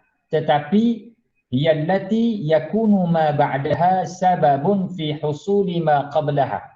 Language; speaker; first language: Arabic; non-native, fluent; Malay